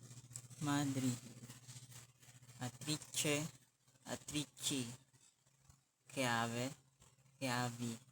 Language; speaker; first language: Italian; non-native, learner; Filipino